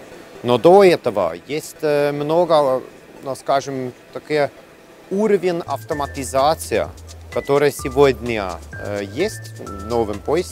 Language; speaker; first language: Russian; non-native, learner; German